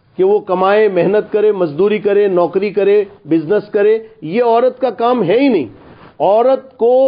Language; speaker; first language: Urdu; non-native, local second language; Gujarati